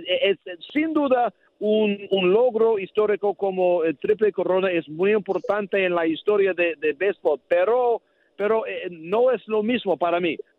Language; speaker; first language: Spanish; non-native, learner; English